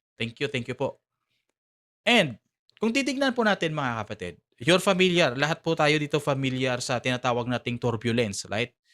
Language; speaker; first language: Filipino; non-native, local second language; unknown